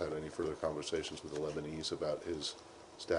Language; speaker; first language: English; native; English